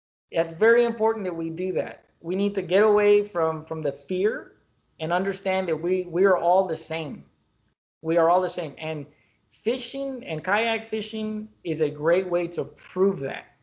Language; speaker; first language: English; early bilingual, other home language; Spanish